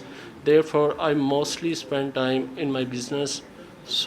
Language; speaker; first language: English; non-native, learner; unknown